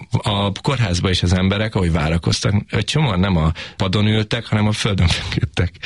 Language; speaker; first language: Hungarian; native; Hungarian